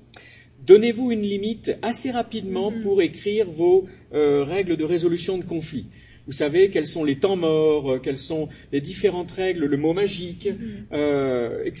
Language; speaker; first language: French; native; French